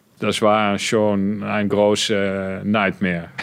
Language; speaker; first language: German; non-native, fluent; Dutch